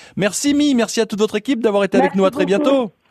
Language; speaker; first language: French; native; French